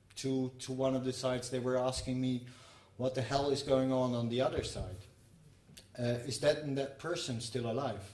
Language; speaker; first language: English; non-native, fluent; Dutch